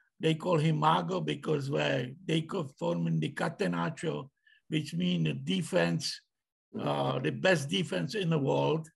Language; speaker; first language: English; non-native, learner; Czech